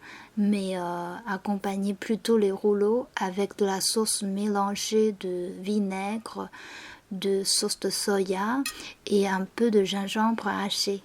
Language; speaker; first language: French; non-native, fluent; Chinese